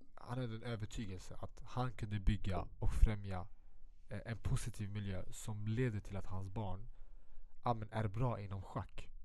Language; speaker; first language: Swedish; early bilingual, other home language; Central Kurdish